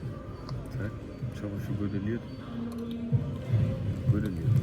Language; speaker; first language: German; early bilingual, other home language; Bosnian